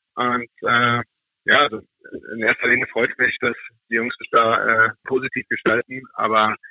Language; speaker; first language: German; native; German